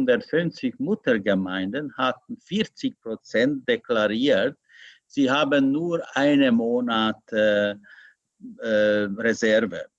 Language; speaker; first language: German; non-native, learner; Hungarian